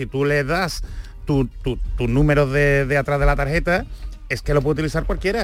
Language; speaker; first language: Spanish; native; Spanish